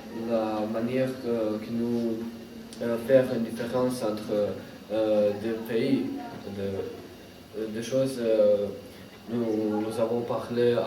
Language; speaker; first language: French; non-native, learner; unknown